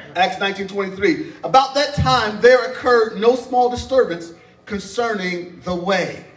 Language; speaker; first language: English; native; English